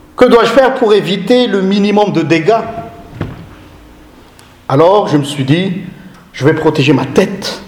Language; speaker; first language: French; non-native, local second language; Malagasy